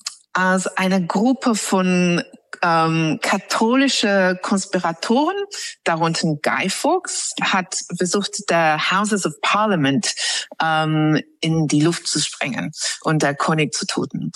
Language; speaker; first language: German; non-native, fluent; English